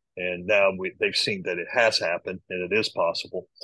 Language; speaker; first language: English; native; English